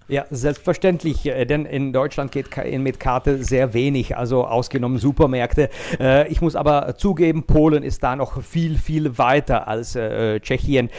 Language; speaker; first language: German; non-native, fluent; Czech